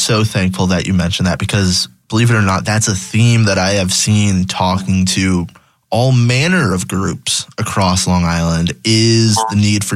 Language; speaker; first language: English; non-native, fluent; Spanish